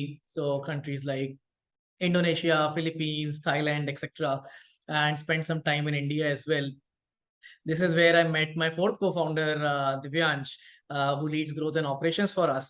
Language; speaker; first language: English; non-native, local second language; Hindi